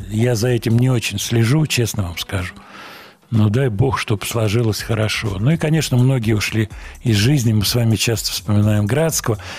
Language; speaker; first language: Russian; native; Russian